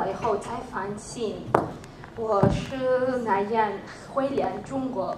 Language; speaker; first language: Chinese; non-native, learner; Georgian